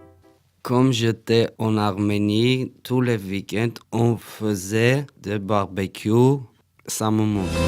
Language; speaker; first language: French; non-native, learner; Armenian